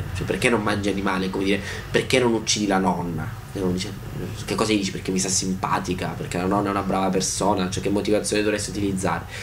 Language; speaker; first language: Italian; native; Italian